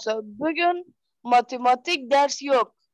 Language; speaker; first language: Turkish; non-native, learner; Persian